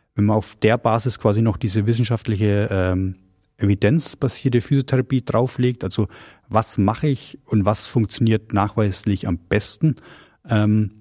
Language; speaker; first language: German; native; German